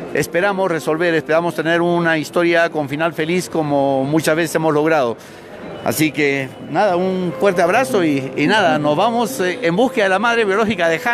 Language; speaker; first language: Spanish; native; Spanish